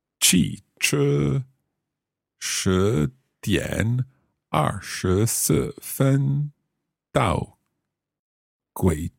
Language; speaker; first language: Chinese; non-native, learner; English